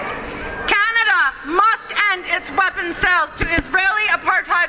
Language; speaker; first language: English; native; English